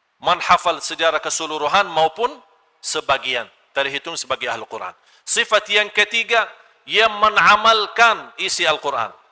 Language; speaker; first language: Malay; non-native, fluent; Arabic